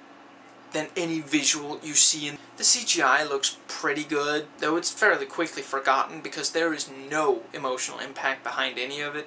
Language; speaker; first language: English; native; English